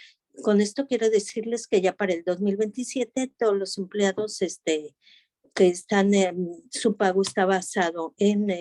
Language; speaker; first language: Spanish; native; Spanish